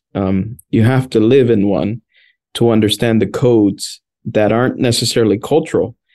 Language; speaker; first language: English; early bilingual, other home language; Spanish